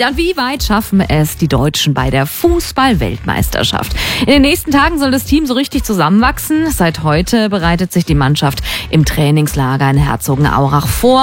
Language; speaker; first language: German; native; German